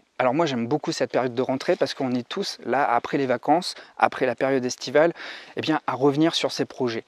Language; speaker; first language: French; native; French